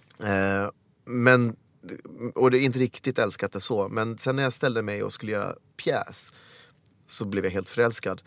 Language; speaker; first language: Swedish; early bilingual, other home language; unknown